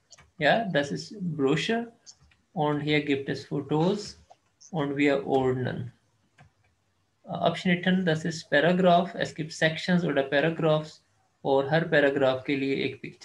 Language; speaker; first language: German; non-native, fluent; Urdu